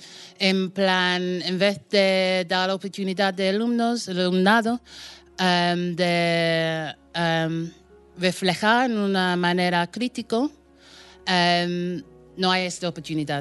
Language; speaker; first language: Spanish; non-native, fluent; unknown